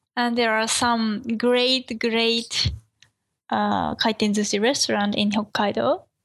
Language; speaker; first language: English; non-native, learner; Japanese